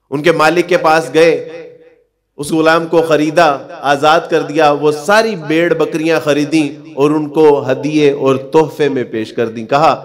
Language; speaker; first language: Urdu; non-native, local second language; Punjabi